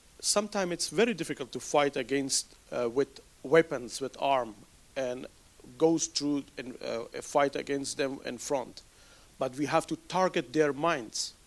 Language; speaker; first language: English; non-native, fluent; Persian